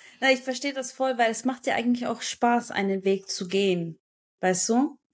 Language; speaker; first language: German; early bilingual, other home language; Turkish